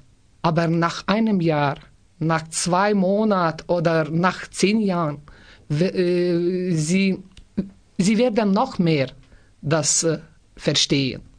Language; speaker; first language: German; non-native, learner; Lithuanian